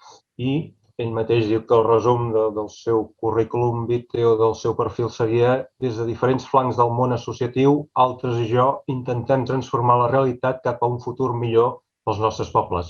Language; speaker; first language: Catalan; native; Catalan